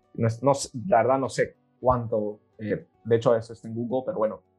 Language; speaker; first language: Spanish; native; Spanish